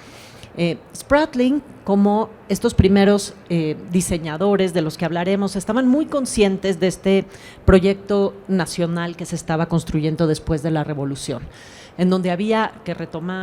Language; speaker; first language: Spanish; native; Spanish